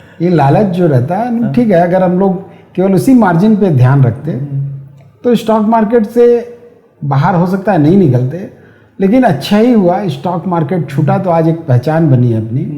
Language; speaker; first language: Hindi; native; Hindi